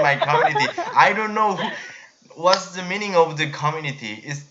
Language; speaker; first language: English; non-native, learner; Korean